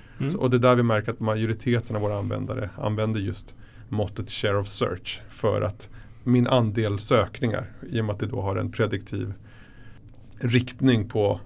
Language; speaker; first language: Swedish; early bilingual, other home language; Spanish